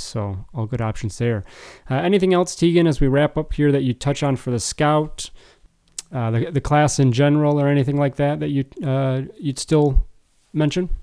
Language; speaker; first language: English; native; English